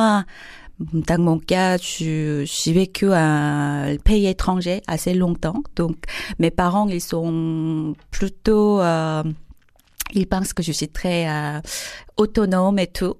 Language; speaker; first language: French; non-native, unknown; Korean